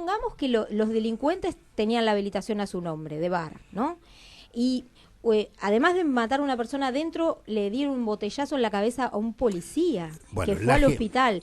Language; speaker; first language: Spanish; native; Spanish